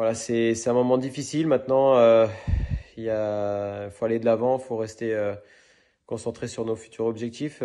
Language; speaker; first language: French; native; French